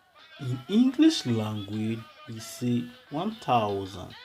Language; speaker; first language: English; non-native, local second language; Esan